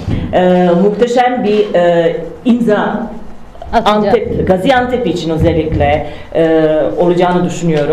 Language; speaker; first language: Turkish; non-native, fluent; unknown